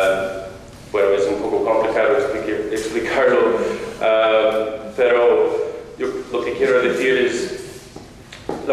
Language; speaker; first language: Spanish; non-native, fluent; English